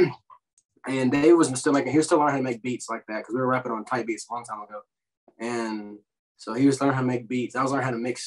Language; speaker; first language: English; native; English